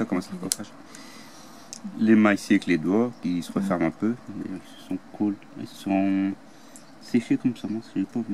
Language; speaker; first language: French; native; French